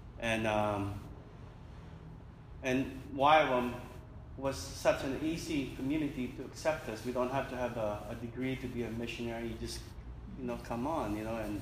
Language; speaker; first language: English; non-native, local second language; Filipino